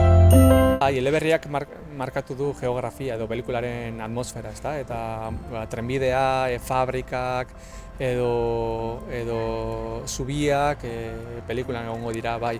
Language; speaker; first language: Basque; non-native, local second language; Spanish